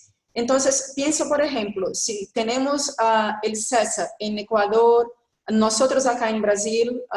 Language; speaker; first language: Spanish; non-native, fluent; Portuguese